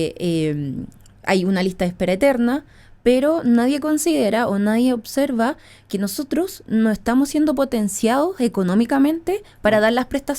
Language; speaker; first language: Spanish; native; Spanish